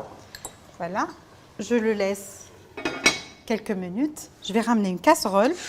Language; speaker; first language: French; non-native, local second language; Arabic